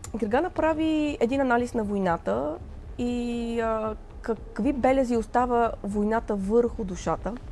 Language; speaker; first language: Bulgarian; native; Bulgarian